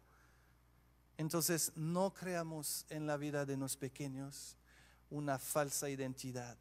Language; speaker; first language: Spanish; non-native, fluent; French